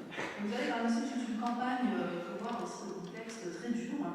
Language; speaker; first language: French; native; French